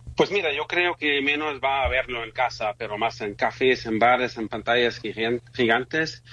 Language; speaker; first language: Spanish; non-native, fluent; German